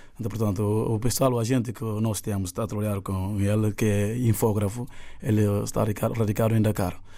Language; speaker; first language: Portuguese; non-native, local second language; Upper Guinea Crioulo